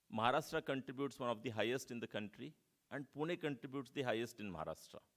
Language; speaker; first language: English; non-native, local second language; Marathi